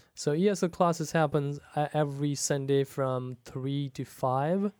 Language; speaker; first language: English; non-native, local second language; Punjabi